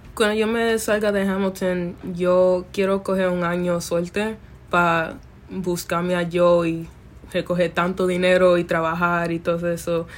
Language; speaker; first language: Spanish; early bilingual, other home language; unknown